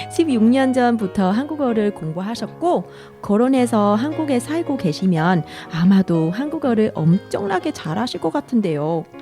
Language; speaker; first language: Korean; non-native, fluent; Vietnamese